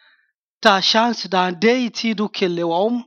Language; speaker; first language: Danish; non-native, fluent; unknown